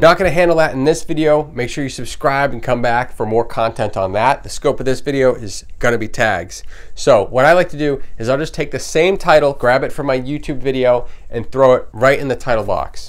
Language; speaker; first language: English; native; English